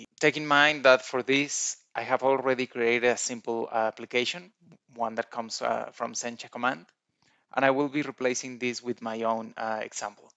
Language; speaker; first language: English; non-native, fluent; Spanish